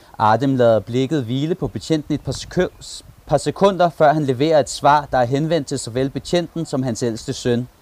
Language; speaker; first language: Danish; early bilingual, other home language; Turkish